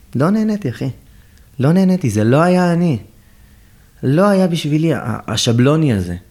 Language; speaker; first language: Hebrew; native; Hebrew